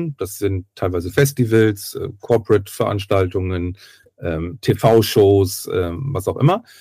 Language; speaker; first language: German; native; German